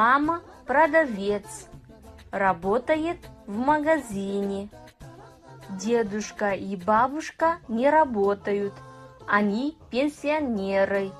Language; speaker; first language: Russian; non-native, fluent; Kazakh